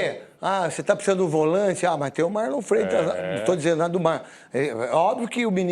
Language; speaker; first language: Portuguese; native; Portuguese